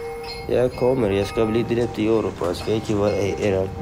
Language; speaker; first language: Norwegian; non-native, learner; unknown